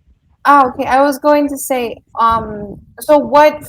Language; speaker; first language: English; non-native, fluent; Spanish